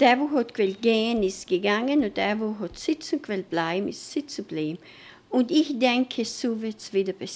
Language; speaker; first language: German; early bilingual, heritage; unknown